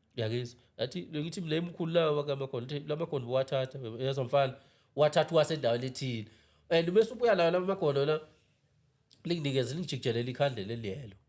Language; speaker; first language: Zulu; native; Zulu